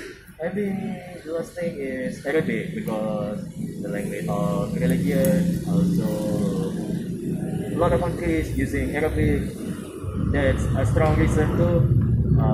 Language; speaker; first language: English; non-native, learner; Indonesian